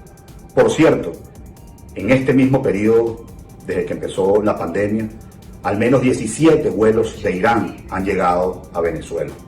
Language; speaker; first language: Spanish; native; Spanish